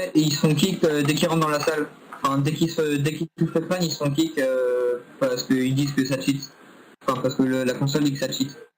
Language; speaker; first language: French; native; French